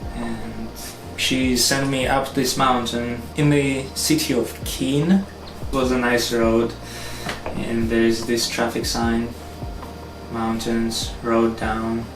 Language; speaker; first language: English; non-native, fluent; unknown